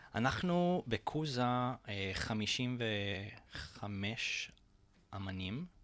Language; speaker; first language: Hebrew; native; Hebrew